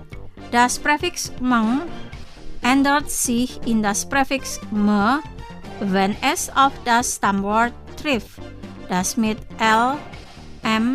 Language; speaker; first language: German; non-native, fluent; Indonesian